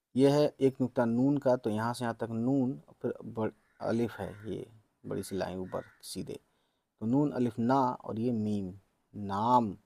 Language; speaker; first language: Hindi; native; Hindi